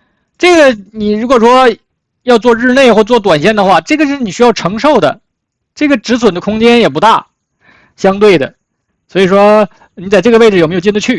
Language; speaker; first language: Chinese; native; Chinese